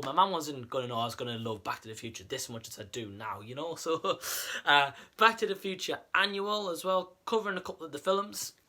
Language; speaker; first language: English; native; English